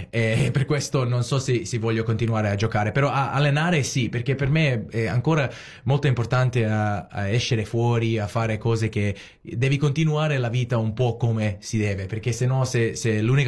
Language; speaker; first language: Italian; early bilingual, heritage; Italian